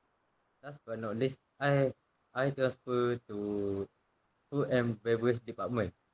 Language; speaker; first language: English; non-native, local second language; Malay